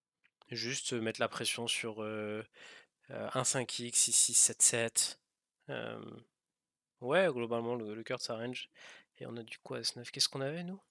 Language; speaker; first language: French; native; French